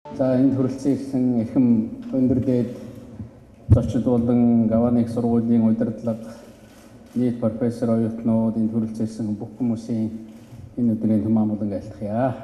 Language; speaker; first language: Mongolian; native; Mongolian